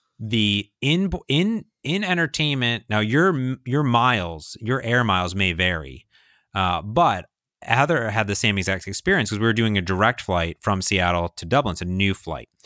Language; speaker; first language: English; native; English